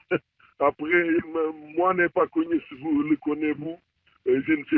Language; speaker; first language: French; non-native, learner; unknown